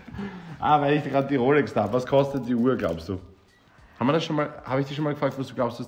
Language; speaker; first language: German; native; German